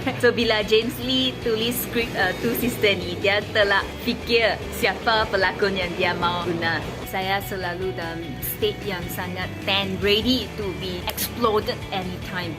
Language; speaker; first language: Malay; non-native, local second language; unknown